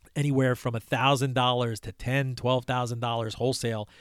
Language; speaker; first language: English; early bilingual, other home language; Persian